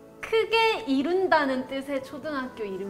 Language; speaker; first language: Korean; native; Korean